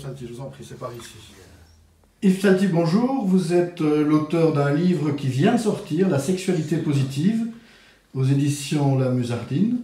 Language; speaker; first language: French; native; French